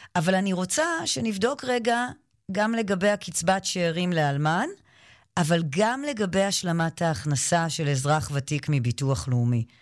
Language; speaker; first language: Hebrew; native; Hebrew